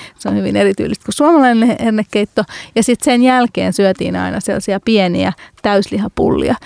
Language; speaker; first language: Finnish; early bilingual, other home language; Hungarian